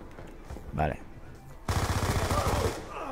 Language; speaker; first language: Spanish; native; Spanish